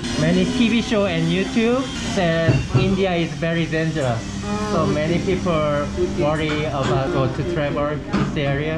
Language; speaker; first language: English; non-native, learner; Korean